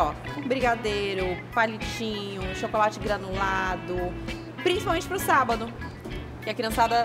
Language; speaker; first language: Portuguese; native; Portuguese